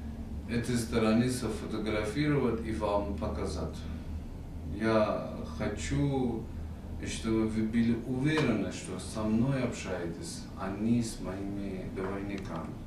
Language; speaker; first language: Russian; non-native, fluent; Persian